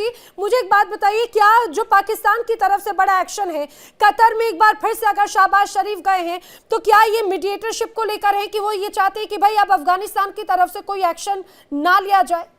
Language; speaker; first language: Hindi; native; Hindi